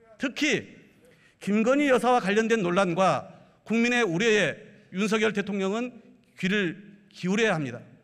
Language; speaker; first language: Korean; native; Korean